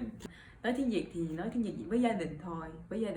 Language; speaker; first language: Vietnamese; early bilingual, heritage; French